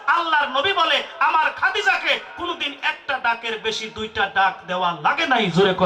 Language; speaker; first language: Bangla; non-native, local second language; Assamese